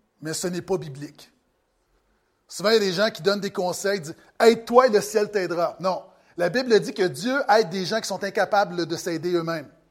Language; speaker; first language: French; native; French